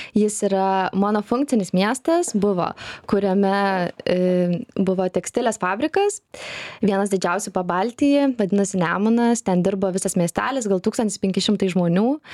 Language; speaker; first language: Lithuanian; native; Lithuanian